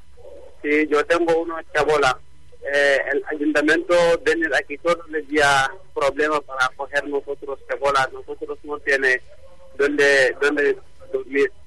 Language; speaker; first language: Spanish; non-native, learner; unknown